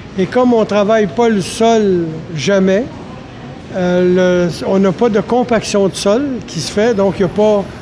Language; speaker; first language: French; native; French